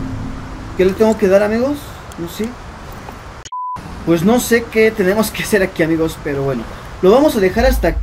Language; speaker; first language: Spanish; native; Spanish